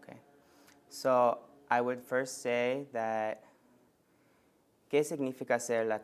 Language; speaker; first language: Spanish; early bilingual, heritage; Spanish